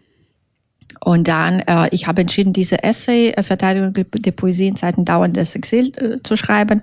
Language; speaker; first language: German; non-native, fluent; Russian